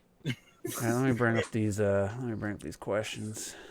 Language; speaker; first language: English; native; English